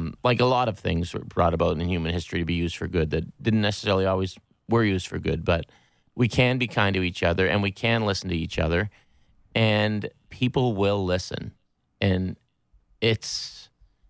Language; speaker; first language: English; native; English